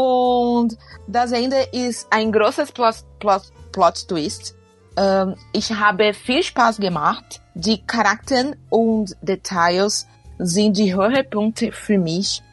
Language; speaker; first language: German; non-native, learner; Portuguese